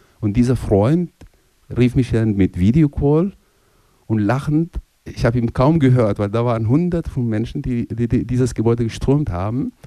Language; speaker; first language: German; non-native, fluent; Arabic